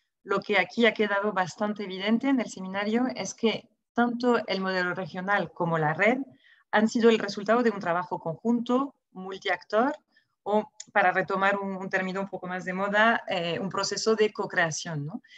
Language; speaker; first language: Spanish; non-native, fluent; French